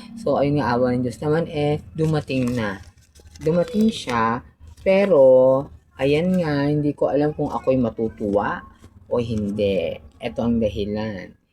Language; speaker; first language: Filipino; native; Filipino